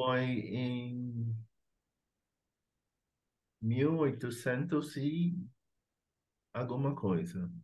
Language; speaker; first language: Portuguese; non-native, fluent; English